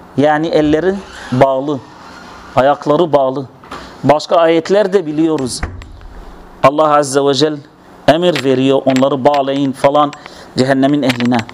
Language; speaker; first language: Turkish; non-native, fluent; Arabic